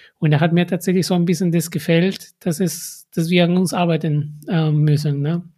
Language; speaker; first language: German; non-native, fluent; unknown